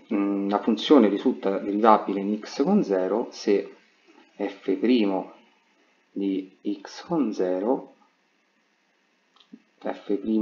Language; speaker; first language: Italian; native; Italian